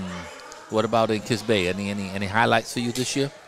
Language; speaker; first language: English; native; English